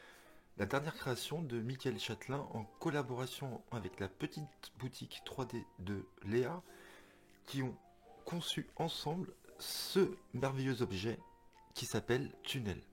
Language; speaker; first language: French; native; French